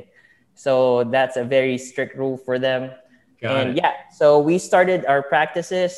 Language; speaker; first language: English; non-native, local second language; Filipino